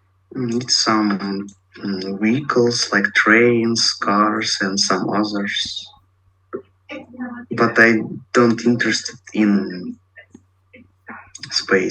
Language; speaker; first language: English; non-native, learner; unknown